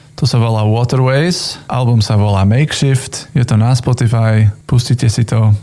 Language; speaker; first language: Slovak; non-native, fluent; English